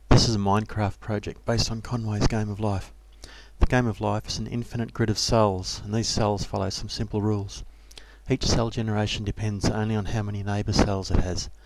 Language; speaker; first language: English; native; English